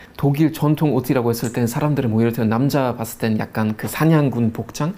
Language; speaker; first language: Korean; non-native, fluent; German